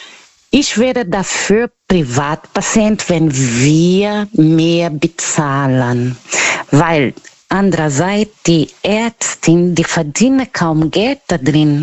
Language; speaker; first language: German; non-native, learner; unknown